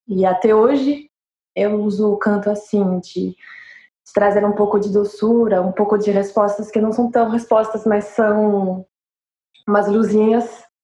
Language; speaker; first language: Portuguese; non-native, fluent; French